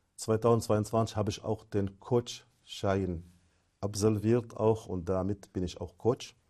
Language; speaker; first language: German; non-native, fluent; Arabic